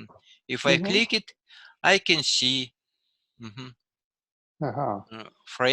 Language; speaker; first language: English; non-native, learner; Russian